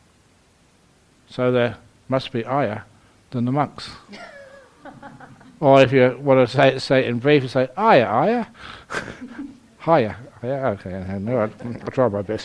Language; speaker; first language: English; native; English